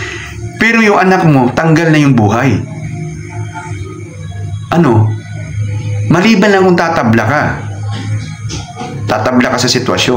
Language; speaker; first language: Filipino; non-native, local second language; Cebuano